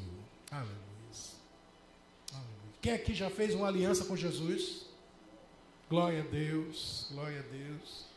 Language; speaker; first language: Portuguese; native; Portuguese